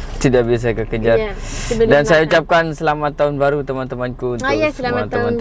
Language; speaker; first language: Indonesian; native; Indonesian